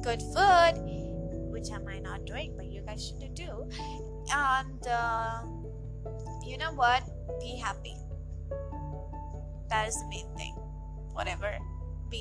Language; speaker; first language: English; native; English